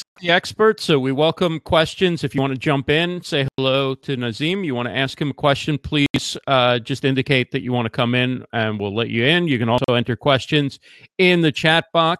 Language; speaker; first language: English; native; English